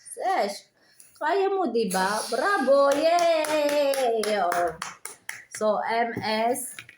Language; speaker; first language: Filipino; native; Filipino